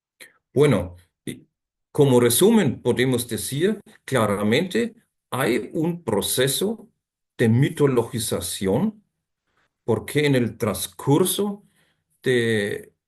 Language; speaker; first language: Spanish; non-native, fluent; German